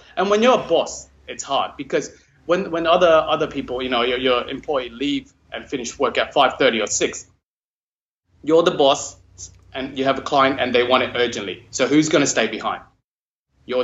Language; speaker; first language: English; non-native, local second language; Cantonese